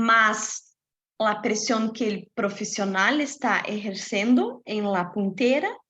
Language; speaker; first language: Spanish; non-native, fluent; Portuguese